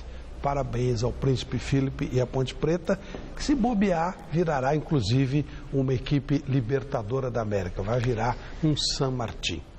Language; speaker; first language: Portuguese; native; Portuguese